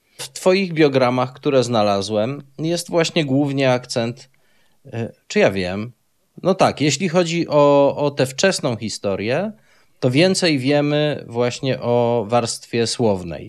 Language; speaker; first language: Polish; native; Polish